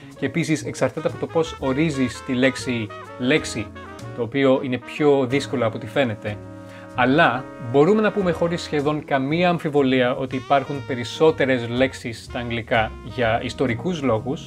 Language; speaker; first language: Greek; non-native, fluent; French